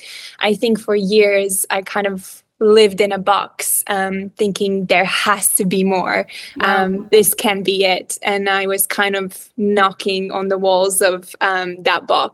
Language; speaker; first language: English; non-native, fluent; Latvian